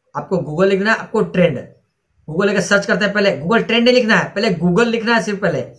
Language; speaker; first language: Hindi; native; Hindi